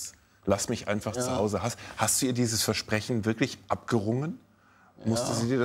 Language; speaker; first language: German; native; German